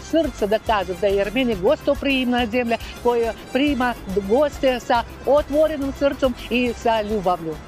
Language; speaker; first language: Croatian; non-native, fluent; Russian